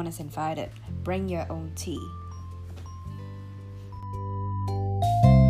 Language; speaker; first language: English; non-native, local second language; Cantonese